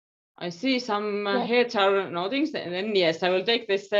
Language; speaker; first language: English; non-native, fluent; Estonian